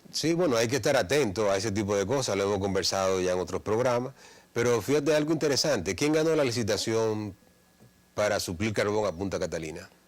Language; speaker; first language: Spanish; native; Spanish